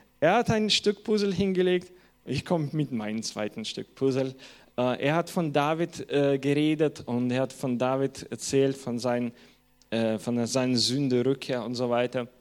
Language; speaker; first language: German; non-native, fluent; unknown